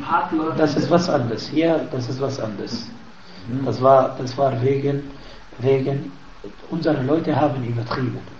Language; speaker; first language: German; non-native, fluent; Arabic